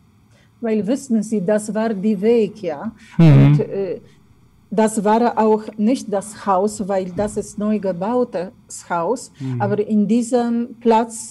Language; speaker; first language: German; non-native, fluent; Polish